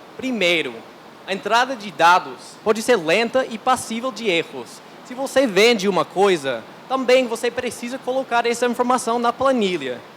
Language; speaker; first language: Portuguese; non-native, learner; English